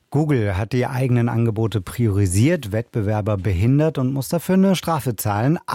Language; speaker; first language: German; native; German